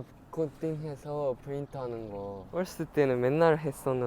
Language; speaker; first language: Korean; non-native, learner; Japanese